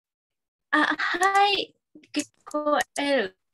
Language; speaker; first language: Japanese; non-native, learner; Vietnamese